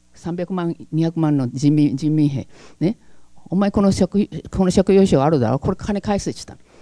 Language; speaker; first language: Japanese; early bilingual, other home language; Chinese